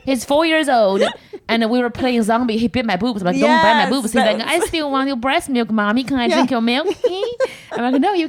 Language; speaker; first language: English; non-native, fluent; Chinese